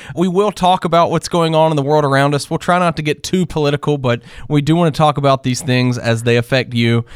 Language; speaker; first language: English; native; English